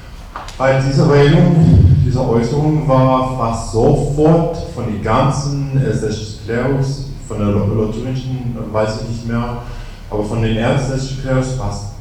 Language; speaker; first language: German; non-native, fluent; English